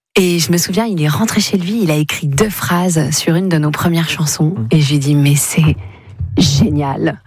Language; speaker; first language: French; native; French